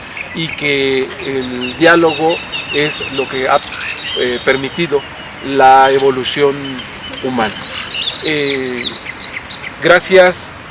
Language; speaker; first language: Spanish; native; Spanish